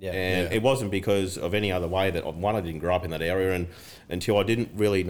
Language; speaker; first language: English; native; English